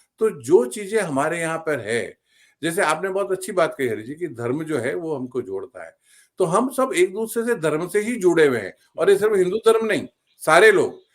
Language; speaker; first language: Hindi; native; Hindi